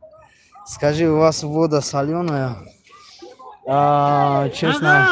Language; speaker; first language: Russian; non-native, learner; Tajik